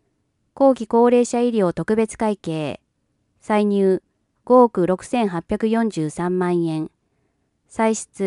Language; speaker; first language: Japanese; native; Japanese